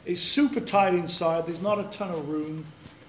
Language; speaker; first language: English; native; English